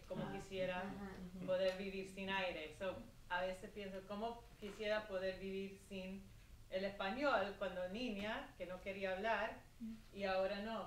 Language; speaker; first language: Spanish; early bilingual, heritage; Spanish